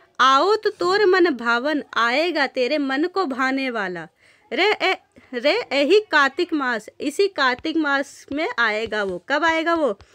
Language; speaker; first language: Hindi; native; Hindi